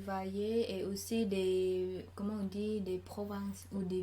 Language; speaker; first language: French; non-native, learner; Khmer